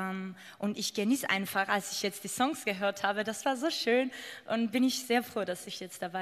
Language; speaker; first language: German; non-native, fluent; Georgian